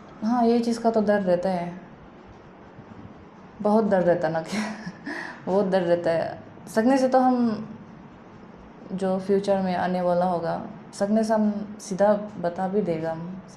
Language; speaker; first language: Hindi; non-native, local second language; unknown